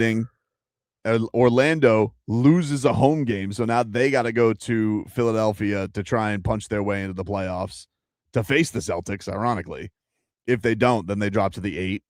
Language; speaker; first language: English; native; English